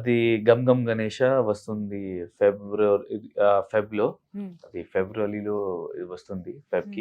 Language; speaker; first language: Telugu; non-native, learner; Hindi